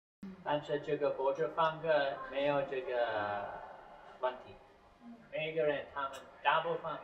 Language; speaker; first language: Chinese; non-native, fluent; English